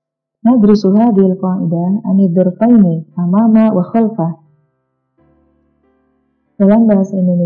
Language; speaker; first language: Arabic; non-native, fluent; Indonesian